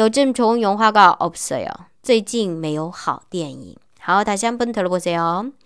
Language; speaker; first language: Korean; non-native, learner; Chinese